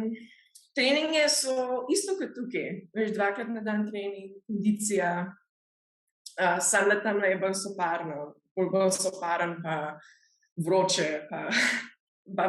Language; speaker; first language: Slovenian; early bilingual, heritage; Slovenian